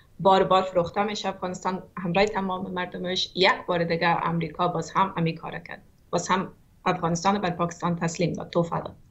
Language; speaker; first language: Persian; native; Persian